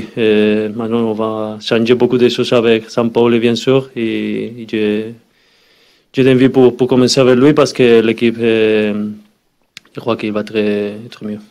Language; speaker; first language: French; non-native, learner; Spanish